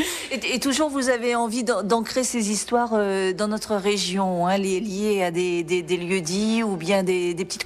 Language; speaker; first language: French; native; French